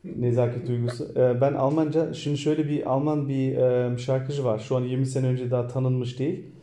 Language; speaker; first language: Turkish; early bilingual, heritage; Turkish